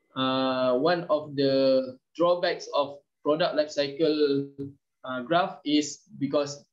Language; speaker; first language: English; non-native, local second language; Malay